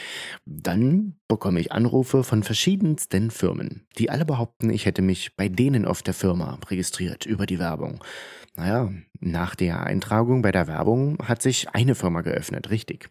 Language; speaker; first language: German; native; German